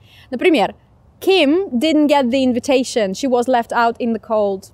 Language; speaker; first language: English; non-native, fluent; Russian